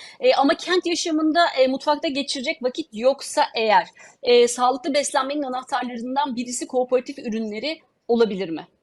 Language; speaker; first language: Turkish; native; Turkish